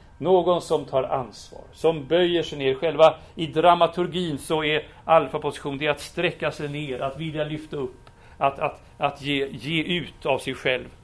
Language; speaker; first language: Swedish; native; Swedish